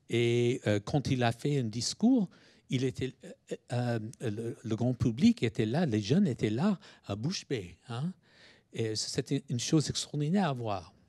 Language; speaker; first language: French; non-native, fluent; English